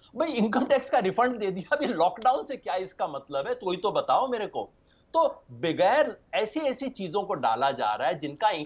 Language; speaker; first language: Hindi; native; Hindi